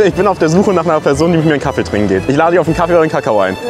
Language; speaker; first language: German; native; German